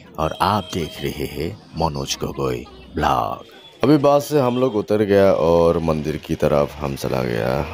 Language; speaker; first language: Hindi; non-native, local second language; Assamese